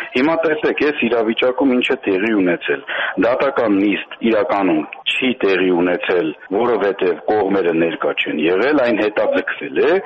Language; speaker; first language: Armenian; native; Armenian